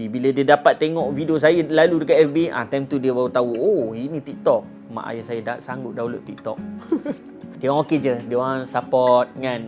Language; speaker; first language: Malay; native; Malay